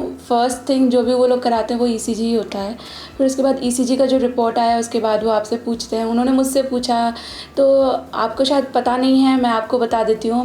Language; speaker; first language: Hindi; native; Hindi